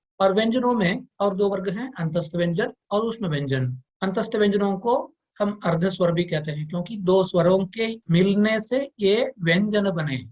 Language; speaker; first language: Hindi; non-native, local second language; Kannada